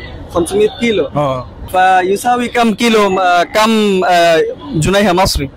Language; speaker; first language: Arabic; non-native, learner; Bangla